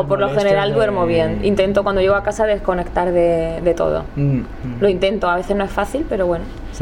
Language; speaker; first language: Spanish; native; Spanish